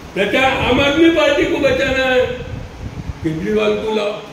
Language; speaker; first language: Hindi; non-native, local second language; Marathi